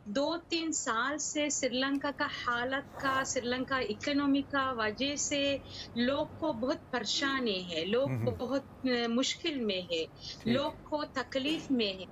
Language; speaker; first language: Hindi; non-native, learner; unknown